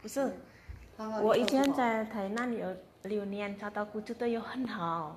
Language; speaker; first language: Chinese; non-native, fluent; Indonesian